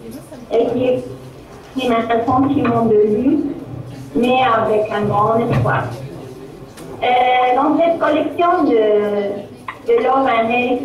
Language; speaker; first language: French; non-native, local second language; Arabic